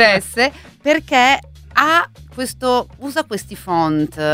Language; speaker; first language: Italian; native; Italian